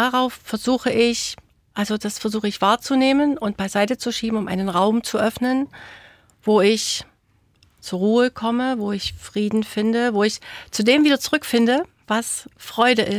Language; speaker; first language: German; native; German